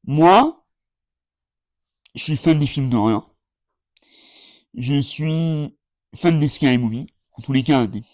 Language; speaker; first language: French; native; French